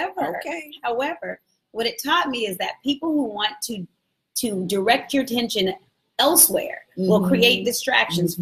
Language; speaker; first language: English; native; English